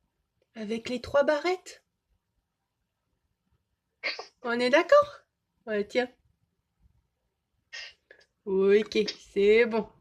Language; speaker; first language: French; native; French